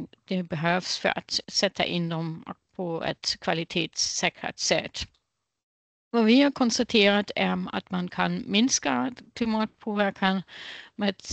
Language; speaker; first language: Swedish; non-native, fluent; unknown